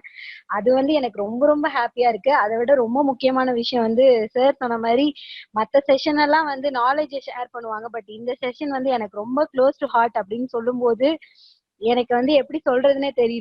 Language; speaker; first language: Tamil; native; Tamil